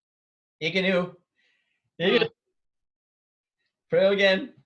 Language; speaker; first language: Danish; non-native, fluent; English